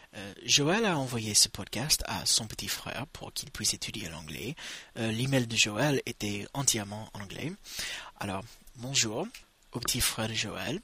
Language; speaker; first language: French; non-native, fluent; English